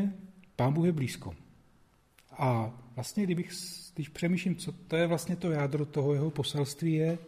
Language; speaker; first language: Czech; native; Czech